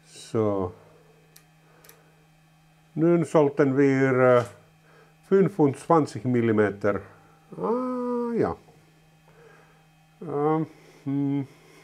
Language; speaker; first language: German; non-native, learner; Finnish